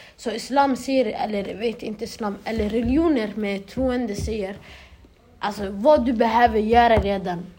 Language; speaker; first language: Swedish; early bilingual, other home language; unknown